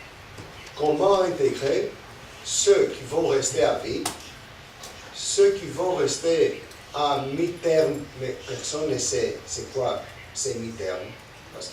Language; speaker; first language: French; non-native, fluent; Greek